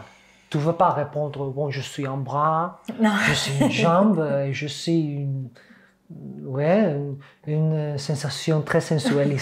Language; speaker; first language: French; non-native, fluent; Catalan